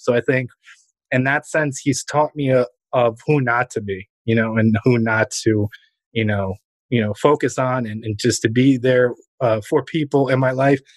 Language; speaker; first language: English; early bilingual, other home language; Ukrainian